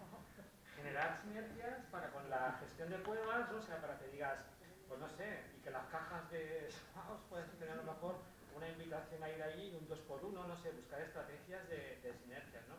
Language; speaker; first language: Spanish; native; Spanish